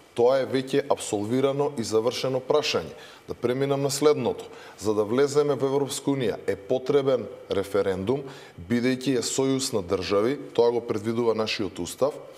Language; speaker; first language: Macedonian; native; Macedonian